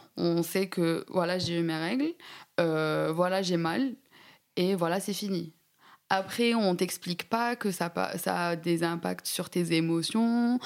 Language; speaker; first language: French; non-native, local second language; Arabic